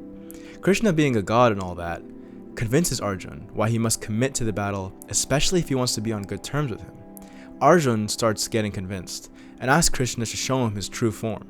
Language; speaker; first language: English; native; English